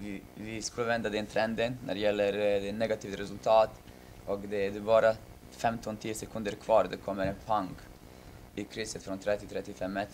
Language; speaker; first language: Swedish; non-native, fluent; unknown